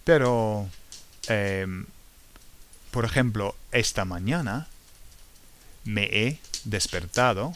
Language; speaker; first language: Spanish; non-native, learner; English